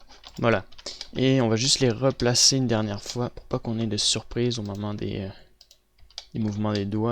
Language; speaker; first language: French; native; French